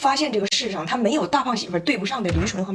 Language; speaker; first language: Chinese; native; Chinese